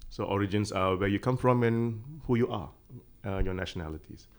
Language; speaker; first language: English; non-native, local second language; Tamil